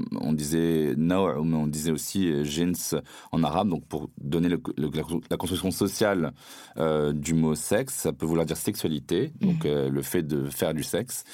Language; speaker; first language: French; non-native, local second language; Arabic